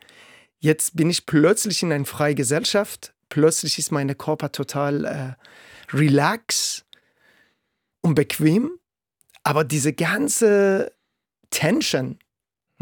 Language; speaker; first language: German; non-native, fluent; Persian